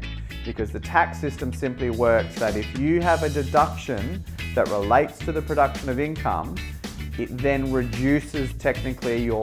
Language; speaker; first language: English; native; English